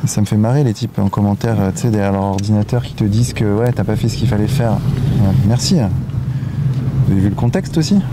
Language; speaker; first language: French; native; French